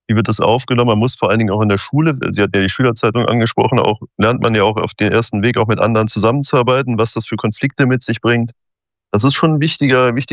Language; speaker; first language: German; native; German